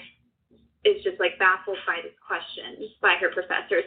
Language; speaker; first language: English; native; English